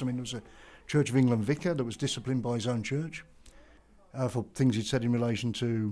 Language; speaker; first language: English; native; English